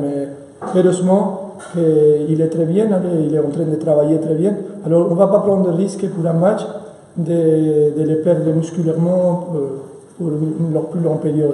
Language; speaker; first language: French; non-native, fluent; Spanish